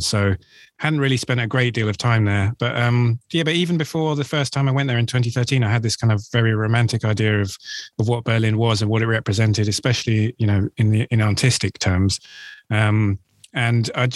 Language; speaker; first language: English; native; English